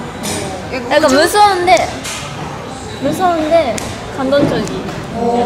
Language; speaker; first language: Korean; non-native, learner; Japanese